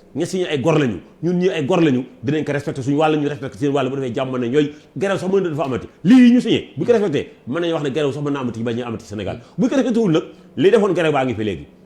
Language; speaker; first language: Wolof; native; Wolof